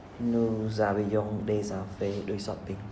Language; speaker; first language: French; non-native, learner; Vietnamese